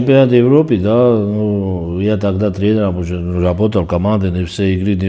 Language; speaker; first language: Russian; non-native, fluent; Georgian